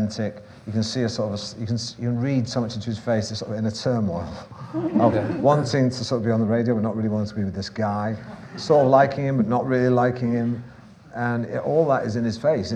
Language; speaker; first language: English; native; English